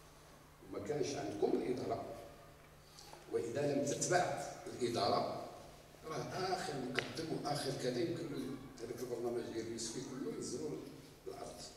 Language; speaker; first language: Arabic; native; Arabic